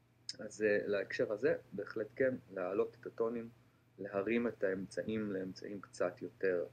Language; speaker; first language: Hebrew; native; Hebrew